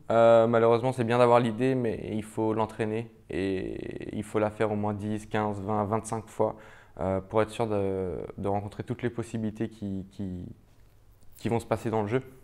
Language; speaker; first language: French; native; French